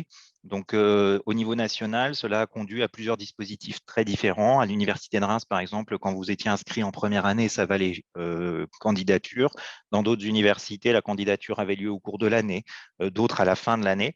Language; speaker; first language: French; native; French